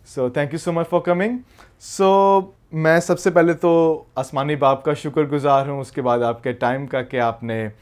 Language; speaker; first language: Urdu; native; Urdu